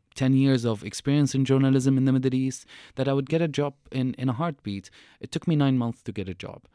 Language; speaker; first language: English; non-native, fluent; Arabic